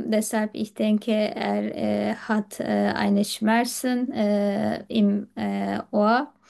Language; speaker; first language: German; non-native, learner; Turkish